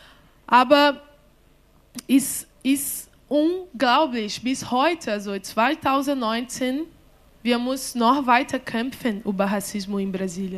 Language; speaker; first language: German; non-native, learner; Portuguese